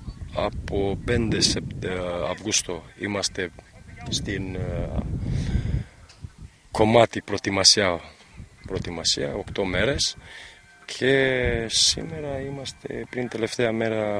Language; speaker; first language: Greek; non-native, learner; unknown